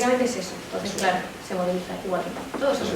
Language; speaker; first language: Spanish; native; Spanish